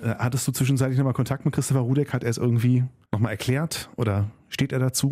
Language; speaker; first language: German; native; German